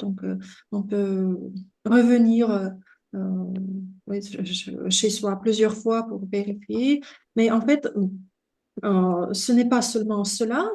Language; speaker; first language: French; non-native, fluent; Russian